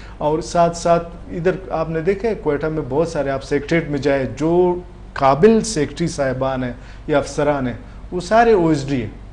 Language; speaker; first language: Urdu; non-native, local second language; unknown